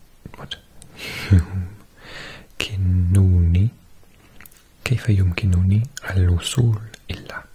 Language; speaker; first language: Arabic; non-native, learner; English